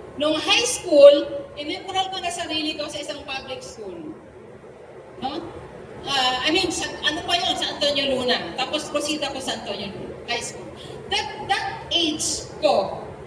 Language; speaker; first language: Filipino; non-native, local second language; Waray